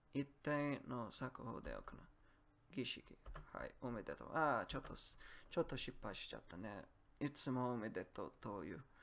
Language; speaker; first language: Japanese; non-native, learner; Polish